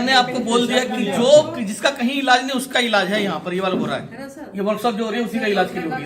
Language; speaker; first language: Hindi; native; Hindi